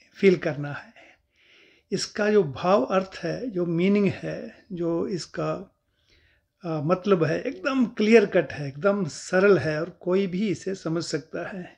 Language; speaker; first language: Hindi; non-native, local second language; Punjabi